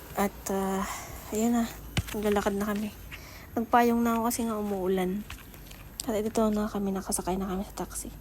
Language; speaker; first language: Filipino; native; Filipino